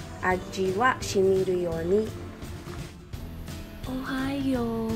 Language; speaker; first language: Japanese; non-native, fluent; Filipino